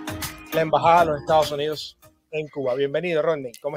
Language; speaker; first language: Spanish; native; Spanish